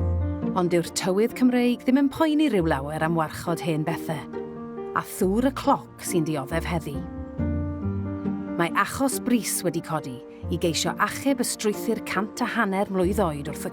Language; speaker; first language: Welsh; native; Welsh